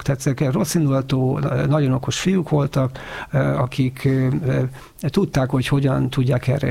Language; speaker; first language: Hungarian; native; Hungarian